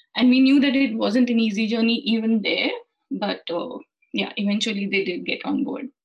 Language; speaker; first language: English; non-native, local second language; Hindi